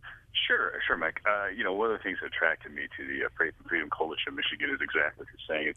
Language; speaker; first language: English; native; English